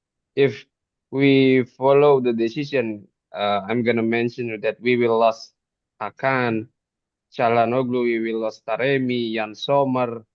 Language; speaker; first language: English; non-native, fluent; Indonesian